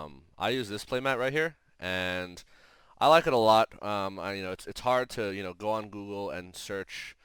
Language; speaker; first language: English; native; English